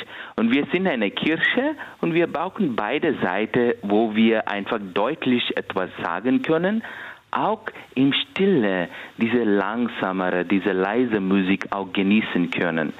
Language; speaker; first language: German; non-native, fluent; Kannada